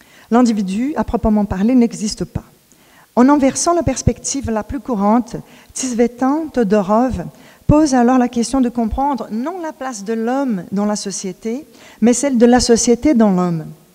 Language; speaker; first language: French; non-native, fluent; Portuguese